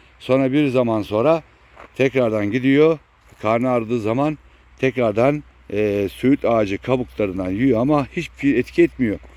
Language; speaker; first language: Turkish; native; Turkish